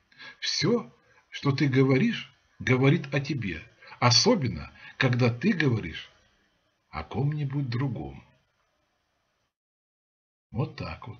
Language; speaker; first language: Russian; native; Russian